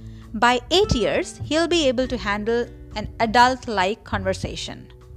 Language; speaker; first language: English; non-native, local second language; Marathi